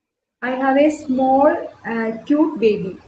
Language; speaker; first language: English; non-native, learner; Malayalam